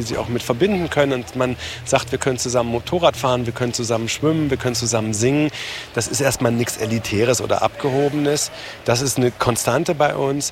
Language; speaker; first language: German; native; German